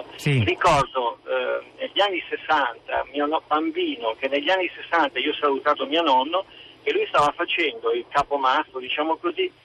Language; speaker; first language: Italian; native; Italian